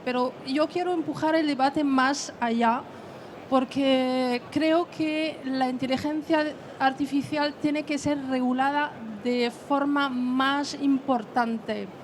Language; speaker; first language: Spanish; non-native, fluent; French